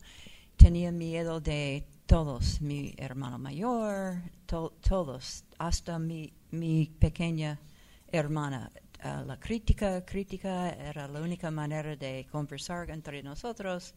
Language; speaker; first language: Spanish; non-native, fluent; English